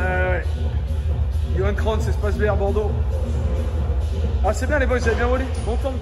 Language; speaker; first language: French; native; French